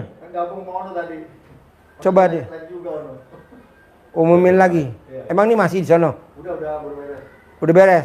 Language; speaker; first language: Indonesian; native; Indonesian